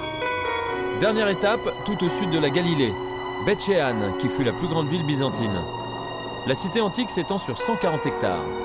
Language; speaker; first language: French; native; French